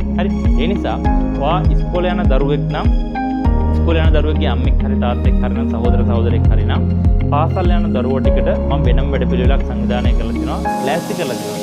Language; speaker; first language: Sinhala; native; Sinhala